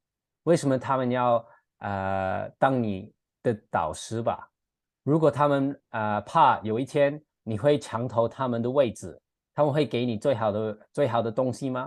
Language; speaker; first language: Chinese; non-native, fluent; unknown